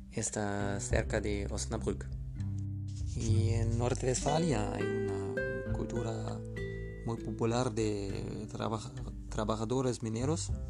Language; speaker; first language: Spanish; non-native, learner; German